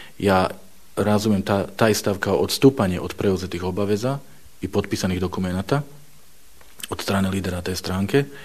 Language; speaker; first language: Bosnian; non-native, fluent; Slovak